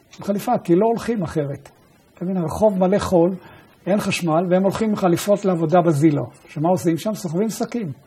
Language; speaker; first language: Hebrew; early bilingual, other home language; German